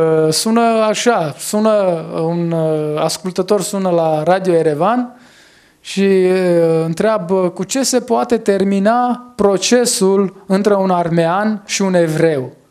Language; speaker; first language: Romanian; non-native, fluent; Armenian